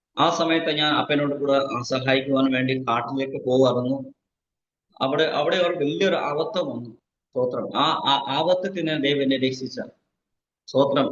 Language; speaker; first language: Malayalam; non-native, fluent; Nepali